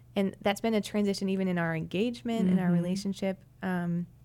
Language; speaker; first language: English; native; English